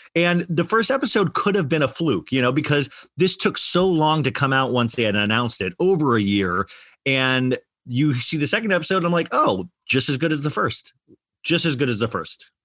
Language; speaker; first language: English; native; English